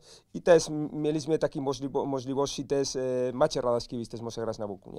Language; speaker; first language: Polish; non-native, learner; Spanish